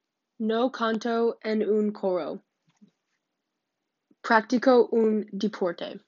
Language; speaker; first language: Spanish; non-native, learner; English